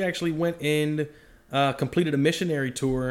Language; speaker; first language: English; native; English